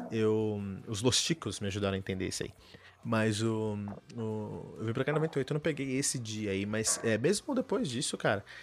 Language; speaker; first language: Portuguese; early bilingual, heritage; Portuguese